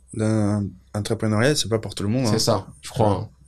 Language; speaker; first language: French; non-native, fluent; Portuguese